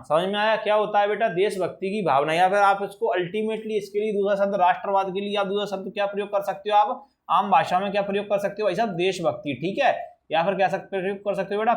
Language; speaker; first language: Hindi; native; Hindi